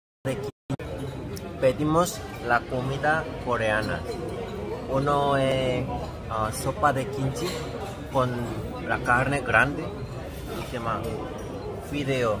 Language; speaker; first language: Spanish; non-native, learner; Korean